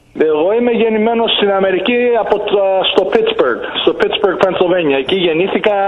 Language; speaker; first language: Greek; early bilingual, heritage; Greek